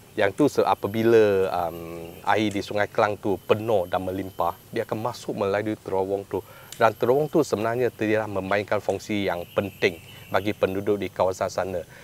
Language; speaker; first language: Malay; non-native, local second language; Chinese